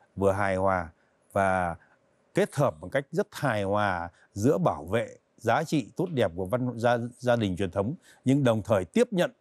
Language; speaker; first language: Vietnamese; native; Vietnamese